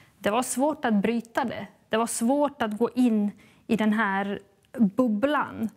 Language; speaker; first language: Swedish; early bilingual, other home language; Bosnian